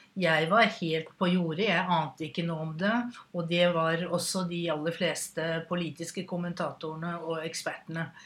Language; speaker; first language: Norwegian; native; Norwegian